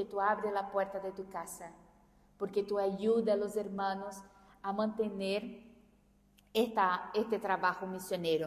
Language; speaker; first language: Spanish; non-native, fluent; Portuguese